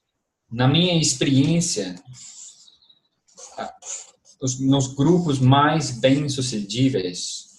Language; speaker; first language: Portuguese; non-native, fluent; English